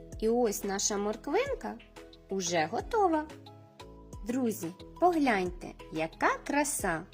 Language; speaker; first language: Ukrainian; native; Ukrainian